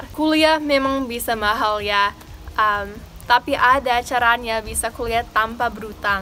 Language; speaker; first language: Indonesian; non-native, fluent; English